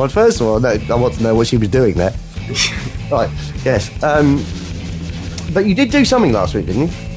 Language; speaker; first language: English; native; English